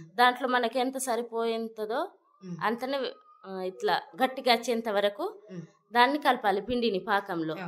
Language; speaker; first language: Telugu; non-native, local second language; Gondi